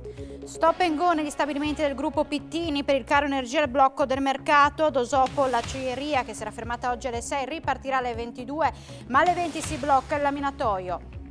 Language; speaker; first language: Italian; native; Italian